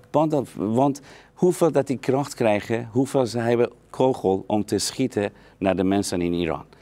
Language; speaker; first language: Dutch; non-native, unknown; Persian